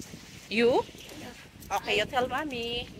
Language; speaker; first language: English; non-native, local second language; Cebuano